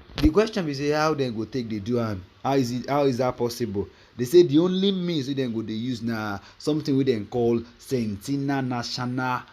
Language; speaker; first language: Nigerian Pidgin; native; Nigerian Pidgin